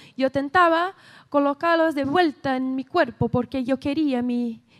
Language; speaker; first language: Spanish; non-native, learner; Portuguese